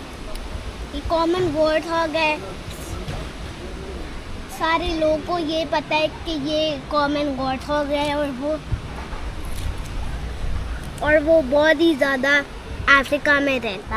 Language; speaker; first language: Hindi; early bilingual, heritage; Urdu